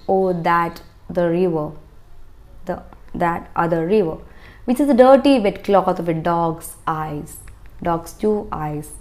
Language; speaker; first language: English; non-native, local second language; Malayalam